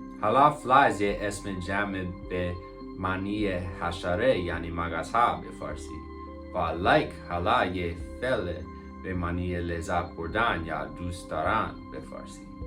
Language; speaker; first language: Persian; non-native, learner; English